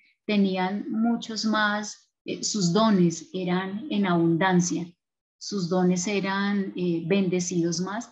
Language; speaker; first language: Spanish; native; Spanish